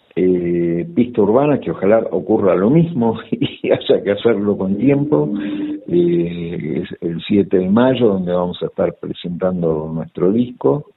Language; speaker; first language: Spanish; native; Spanish